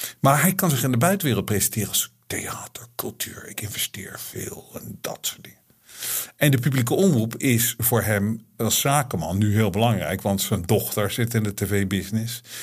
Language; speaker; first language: Dutch; native; Dutch